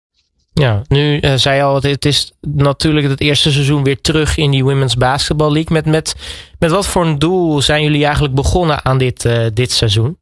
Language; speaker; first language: Dutch; native; Dutch